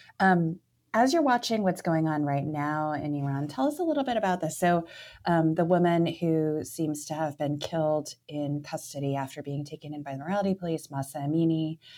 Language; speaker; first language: English; native; English